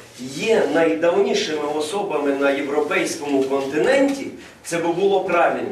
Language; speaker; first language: Ukrainian; native; Ukrainian